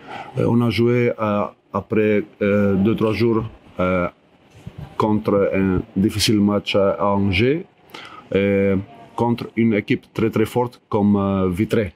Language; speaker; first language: French; non-native, fluent; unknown